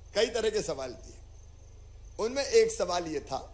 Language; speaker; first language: Hindi; native; Hindi